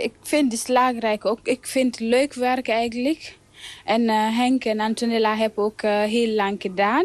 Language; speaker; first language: Dutch; non-native, learner; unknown